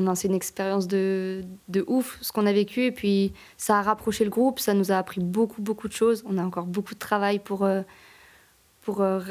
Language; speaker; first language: French; native; French